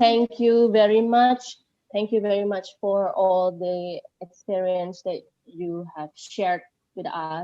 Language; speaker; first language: English; non-native, learner; Indonesian